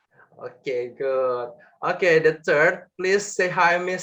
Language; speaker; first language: English; non-native, learner; Indonesian